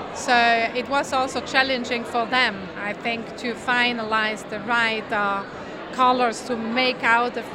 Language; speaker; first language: English; non-native, fluent; Italian